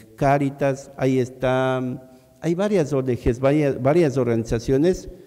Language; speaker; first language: Spanish; native; Spanish